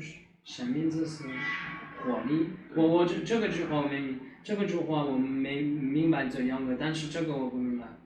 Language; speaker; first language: Chinese; non-native, learner; French